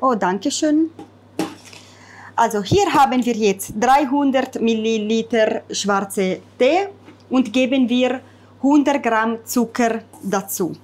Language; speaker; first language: German; non-native, fluent; Italian